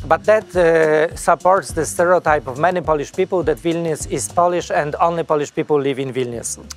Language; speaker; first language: English; non-native, fluent; Polish